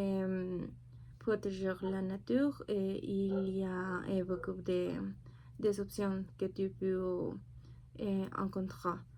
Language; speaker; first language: French; non-native, learner; Spanish